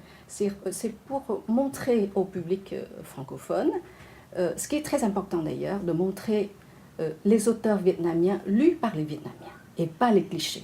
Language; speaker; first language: French; non-native, fluent; Vietnamese